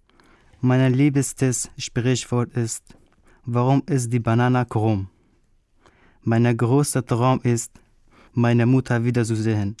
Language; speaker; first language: German; non-native, learner; Arabic